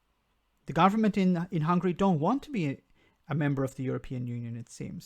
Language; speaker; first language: English; native; English